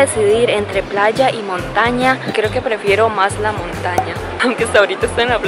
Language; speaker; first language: Spanish; early bilingual, other home language; Cantonese